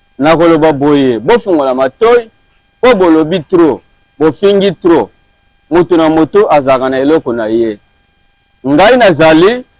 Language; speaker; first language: Lingala; non-native, local second language; Kituba (Democratic Republic of Congo)